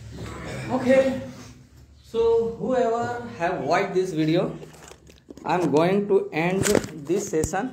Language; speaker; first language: English; non-native, fluent; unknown